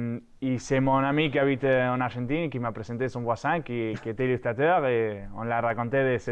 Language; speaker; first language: French; non-native, fluent; Spanish